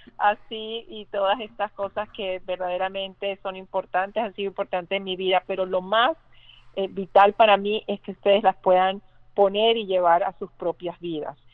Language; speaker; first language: Spanish; native; Spanish